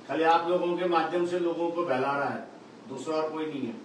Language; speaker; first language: Hindi; non-native, local second language; Marathi